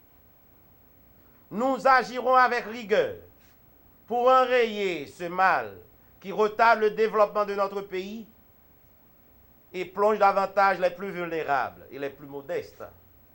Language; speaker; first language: French; non-native, local second language; Haitian Creole